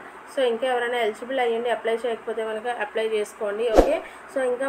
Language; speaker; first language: Telugu; native; Telugu